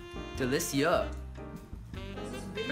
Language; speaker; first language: French; non-native, learner; English